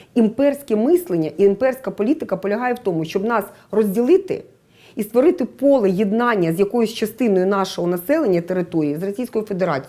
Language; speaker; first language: Ukrainian; native; Ukrainian